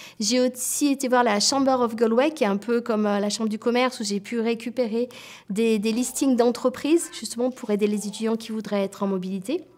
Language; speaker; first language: French; native; French